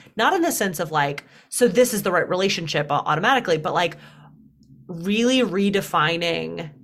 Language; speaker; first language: English; native; English